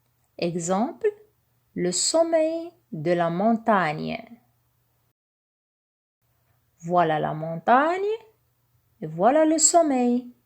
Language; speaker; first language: French; non-native, local second language; Arabic